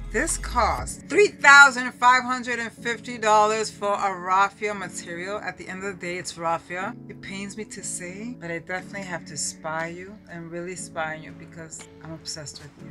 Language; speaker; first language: English; early bilingual, other home language; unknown